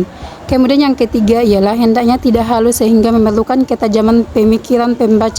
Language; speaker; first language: Indonesian; native; Indonesian